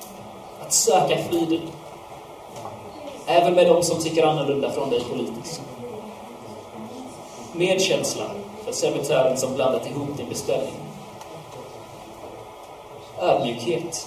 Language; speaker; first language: Swedish; non-native, fluent; English